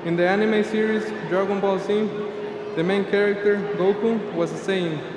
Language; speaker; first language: English; early bilingual, other home language; Spanish